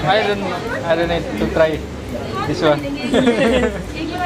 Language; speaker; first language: English; non-native, learner; Indonesian